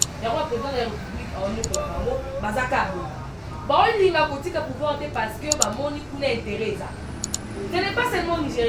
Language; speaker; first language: French; non-native, local second language; Lingala